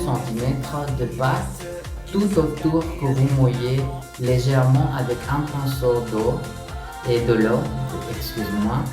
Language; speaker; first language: French; non-native, learner; Spanish